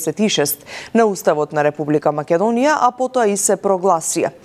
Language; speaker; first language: Macedonian; native; Macedonian